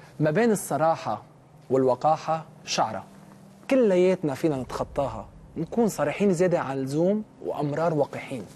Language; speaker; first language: Arabic; native; Arabic